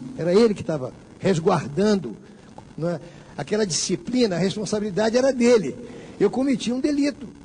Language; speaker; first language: Portuguese; native; Portuguese